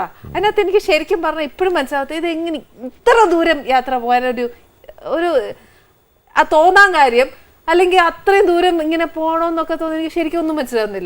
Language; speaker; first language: Malayalam; native; Malayalam